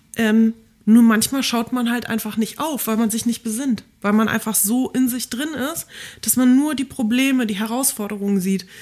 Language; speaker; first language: German; early bilingual, other home language; Polish